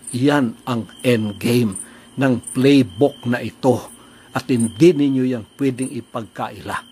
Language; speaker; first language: Filipino; native; Filipino